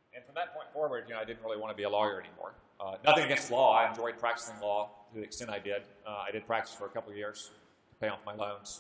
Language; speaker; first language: English; native; English